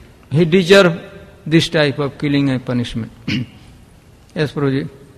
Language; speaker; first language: English; non-native, local second language; Hindi